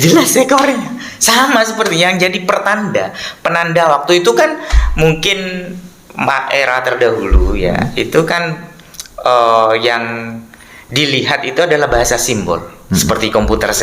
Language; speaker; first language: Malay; non-native, local second language; Madurese